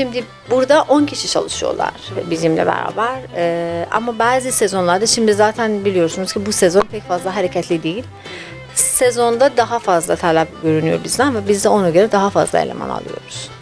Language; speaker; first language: Turkish; non-native, fluent; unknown